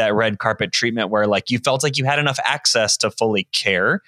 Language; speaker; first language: English; native; English